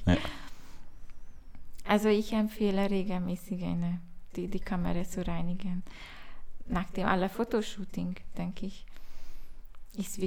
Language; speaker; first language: German; non-native, learner; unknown